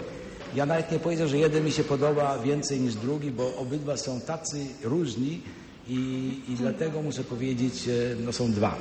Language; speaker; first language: Polish; early bilingual, heritage; Polish